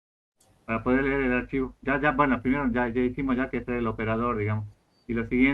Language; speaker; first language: Spanish; native; Spanish